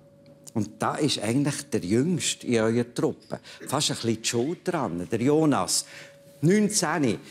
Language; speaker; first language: German; native; German